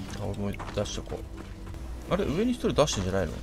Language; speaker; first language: Japanese; native; Japanese